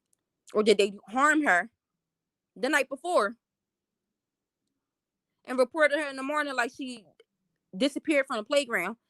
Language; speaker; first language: English; native; English